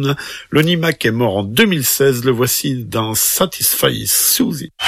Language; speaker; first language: French; native; French